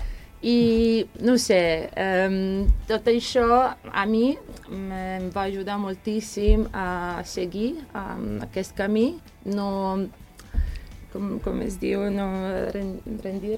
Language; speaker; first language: Catalan; non-native, fluent; Serbian